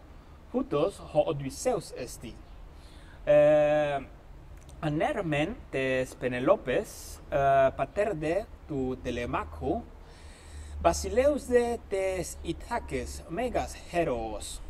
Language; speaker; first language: Greek; non-native, fluent; Spanish